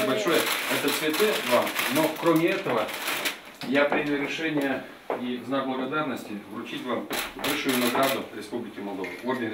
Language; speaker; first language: Russian; non-native, local second language; Romanian